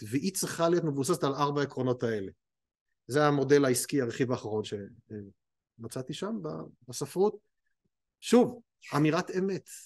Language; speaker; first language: Hebrew; native; Hebrew